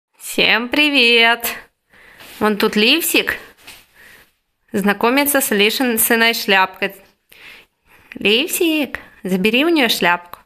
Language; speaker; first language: Russian; native; Russian